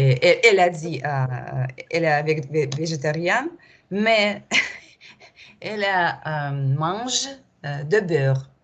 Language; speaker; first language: French; non-native, learner; Russian